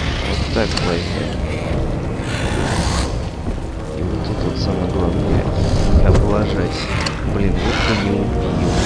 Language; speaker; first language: Russian; native; Russian